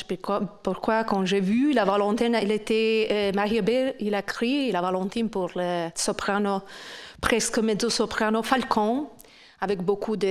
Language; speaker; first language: French; non-native, fluent; Albanian